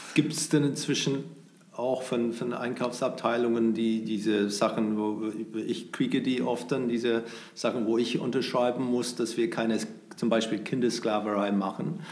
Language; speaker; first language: German; non-native, fluent; English